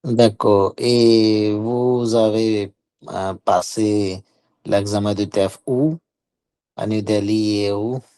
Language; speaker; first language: French; non-native, learner; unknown